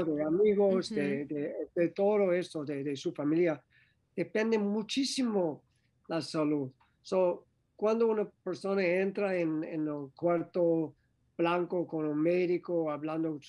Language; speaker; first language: Spanish; non-native, learner; English